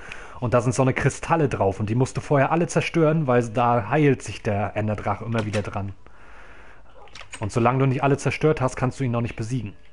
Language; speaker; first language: German; native; German